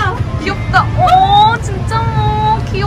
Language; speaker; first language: Korean; non-native, learner; Vietnamese